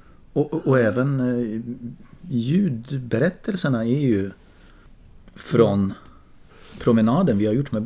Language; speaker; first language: Swedish; non-native, fluent; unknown